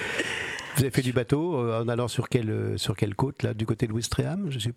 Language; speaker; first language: French; native; French